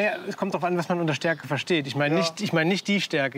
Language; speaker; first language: German; native; German